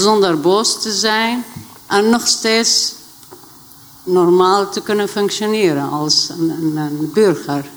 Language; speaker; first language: Dutch; non-native, fluent; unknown